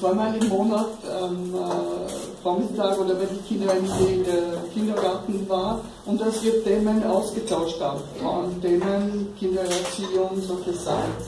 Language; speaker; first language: German; non-native, fluent; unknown